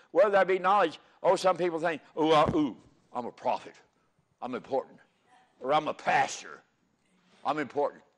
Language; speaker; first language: English; native; English